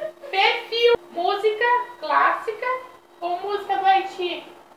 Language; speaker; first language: Portuguese; native; Portuguese